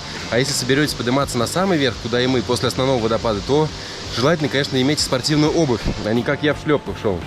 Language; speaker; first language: Russian; native; Russian